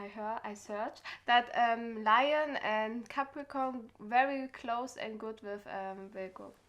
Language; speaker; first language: English; non-native, learner; German